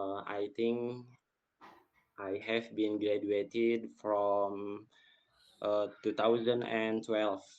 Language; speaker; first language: English; non-native, fluent; Indonesian